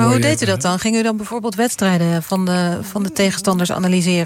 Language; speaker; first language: Dutch; native; Dutch